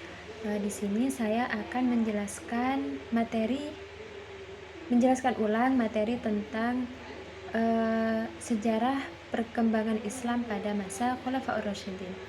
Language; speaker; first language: Indonesian; non-native, local second language; Madurese